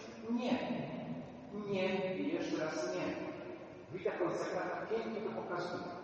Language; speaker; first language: Polish; native; Polish